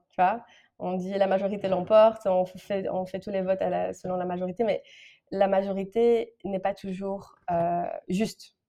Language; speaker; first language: French; non-native, local second language; Arabic